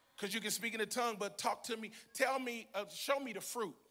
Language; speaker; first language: English; native; English